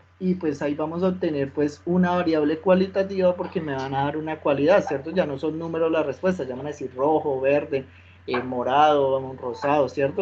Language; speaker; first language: Spanish; native; Spanish